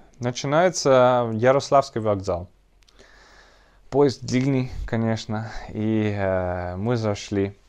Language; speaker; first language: Russian; non-native, learner; Dutch